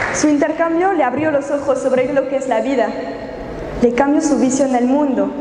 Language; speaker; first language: Spanish; non-native, fluent; French